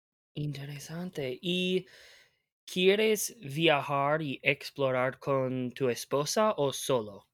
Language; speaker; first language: Spanish; non-native, fluent; English